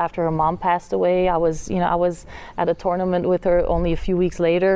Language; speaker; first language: English; non-native, fluent; Dutch